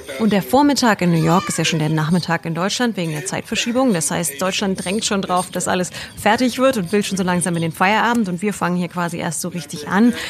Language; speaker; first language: German; native; German